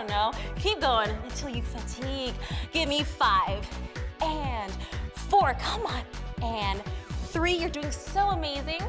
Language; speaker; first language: English; native; English